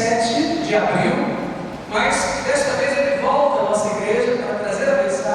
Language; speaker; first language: Portuguese; native; Portuguese